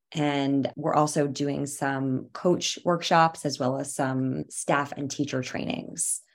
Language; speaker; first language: English; native; English